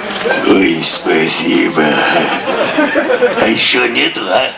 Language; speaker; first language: Russian; non-native, local second language; Uzbek